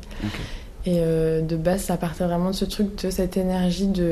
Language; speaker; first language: French; native; French